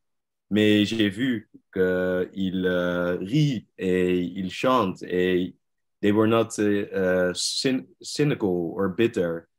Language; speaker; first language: French; non-native, learner; Dutch